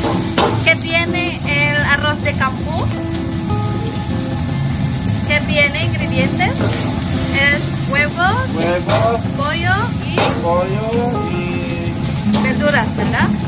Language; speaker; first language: Spanish; non-native, learner; Indonesian